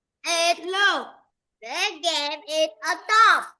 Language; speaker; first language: English; non-native, learner; Vietnamese